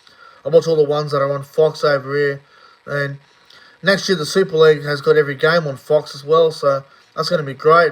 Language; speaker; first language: English; native; English